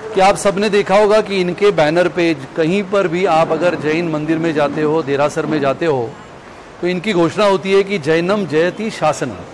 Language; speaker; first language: Hindi; non-native, local second language; Marathi